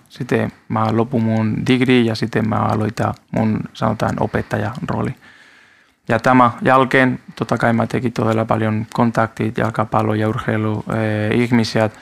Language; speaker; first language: Finnish; non-native, learner; Spanish